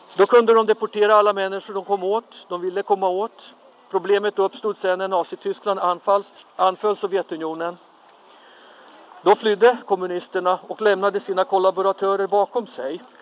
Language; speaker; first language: Swedish; early bilingual, other home language; Latvian